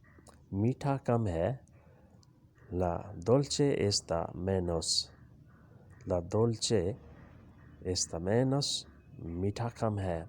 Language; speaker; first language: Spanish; non-native, learner; Urdu